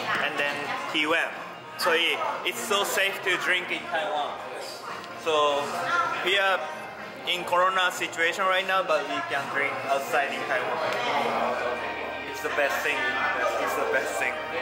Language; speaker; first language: English; non-native, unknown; Japanese